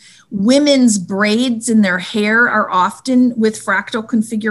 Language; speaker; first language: English; native; English